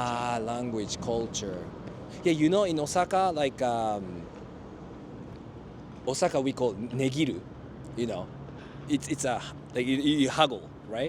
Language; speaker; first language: English; non-native, fluent; Japanese